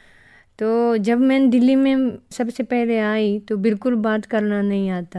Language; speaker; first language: Hindi; non-native, fluent; Japanese